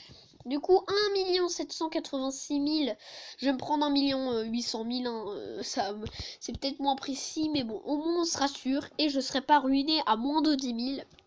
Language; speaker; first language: French; native; French